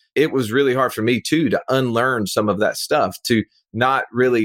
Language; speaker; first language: English; native; English